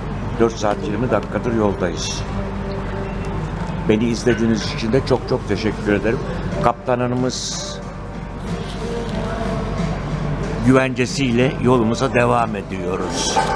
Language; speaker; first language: Turkish; native; Turkish